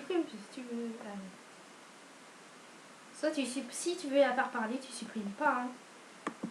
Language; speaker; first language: French; native; French